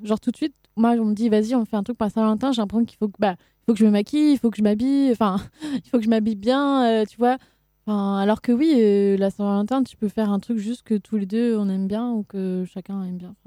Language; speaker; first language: French; native; French